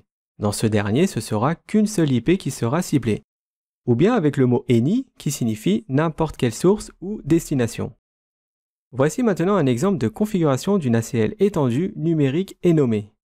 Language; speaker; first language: French; native; French